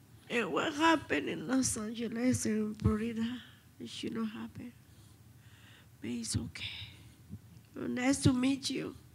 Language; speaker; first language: English; non-native, fluent; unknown